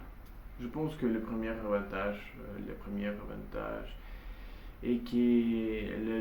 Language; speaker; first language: French; non-native, learner; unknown